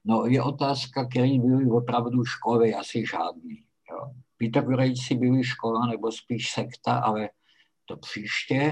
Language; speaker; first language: Czech; native; Czech